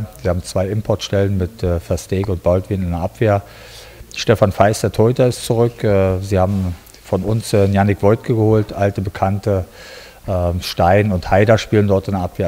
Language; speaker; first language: German; native; German